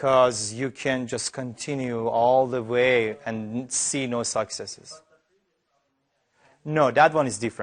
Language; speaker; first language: English; non-native, fluent; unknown